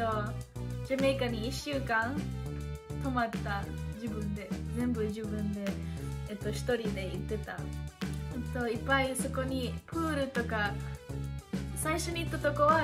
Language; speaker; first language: Japanese; early bilingual, heritage; English